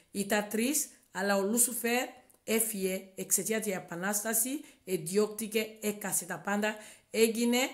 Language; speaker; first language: Greek; non-native, learner; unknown